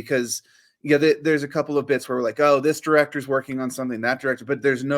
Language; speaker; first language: English; native; English